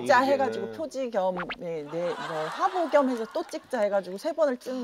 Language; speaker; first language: Korean; native; Korean